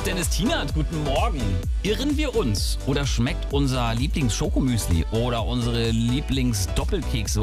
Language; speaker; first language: German; native; German